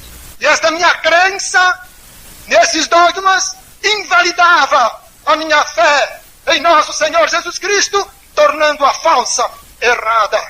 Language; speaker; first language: Portuguese; native; Portuguese